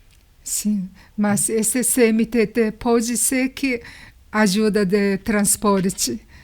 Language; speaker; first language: Portuguese; non-native, learner; Japanese